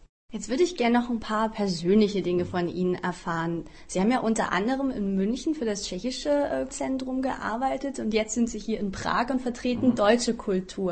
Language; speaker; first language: German; native; German